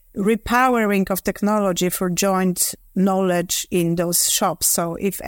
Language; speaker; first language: English; non-native, fluent; Polish